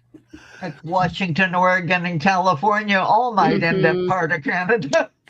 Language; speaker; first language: English; native; English